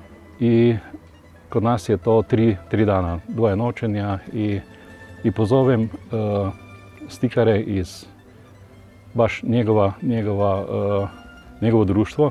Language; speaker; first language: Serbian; non-native, learner; Slovenian